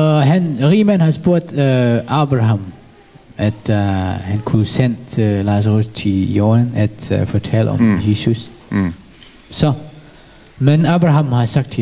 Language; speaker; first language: Danish; non-native, learner; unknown